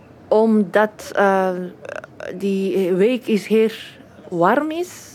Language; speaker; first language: Dutch; non-native, learner; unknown